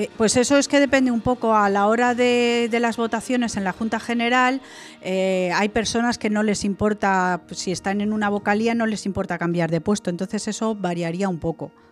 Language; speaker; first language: Spanish; native; Spanish